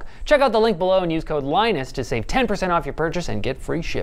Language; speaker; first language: English; native; English